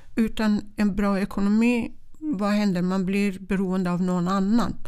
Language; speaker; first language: Swedish; non-native, fluent; Persian